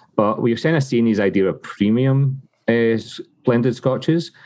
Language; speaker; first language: English; native; English